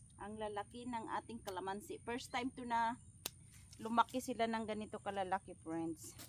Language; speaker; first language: Filipino; non-native, local second language; Masbatenyo